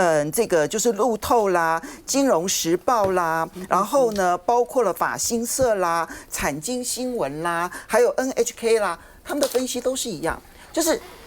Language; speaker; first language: Chinese; native; Chinese